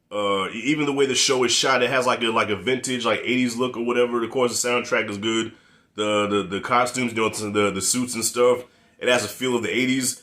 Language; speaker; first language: English; native; English